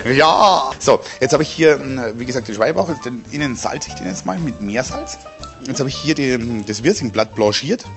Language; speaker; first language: German; native; German